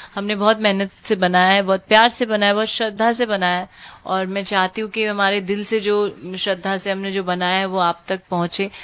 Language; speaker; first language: Hindi; non-native, local second language; Bangla